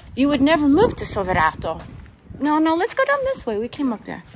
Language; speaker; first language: English; native; English